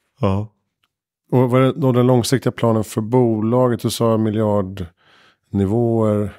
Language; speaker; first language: Swedish; native; Swedish